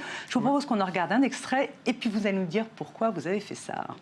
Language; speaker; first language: French; native; French